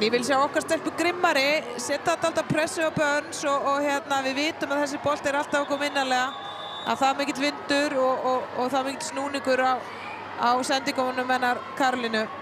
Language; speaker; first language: Icelandic; native; Icelandic